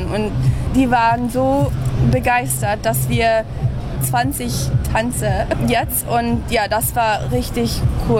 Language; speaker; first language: German; early bilingual, heritage; English